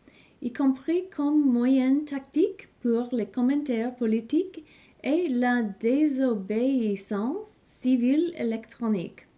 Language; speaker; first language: French; non-native, learner; English